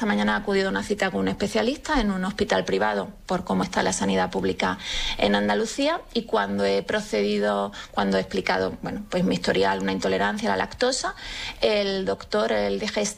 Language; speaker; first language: Spanish; native; Spanish